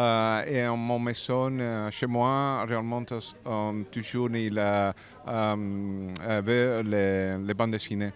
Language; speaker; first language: French; non-native, learner; Italian